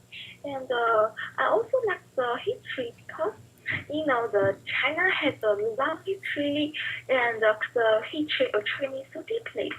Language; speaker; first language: English; non-native, learner; Chinese